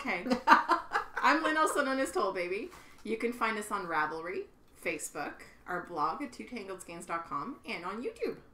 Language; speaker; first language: English; native; English